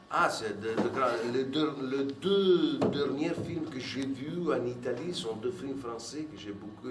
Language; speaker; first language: French; non-native, fluent; Italian